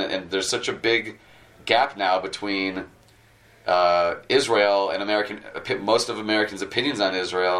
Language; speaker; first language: English; native; English